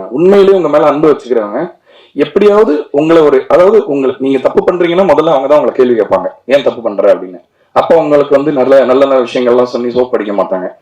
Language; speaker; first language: Tamil; native; Tamil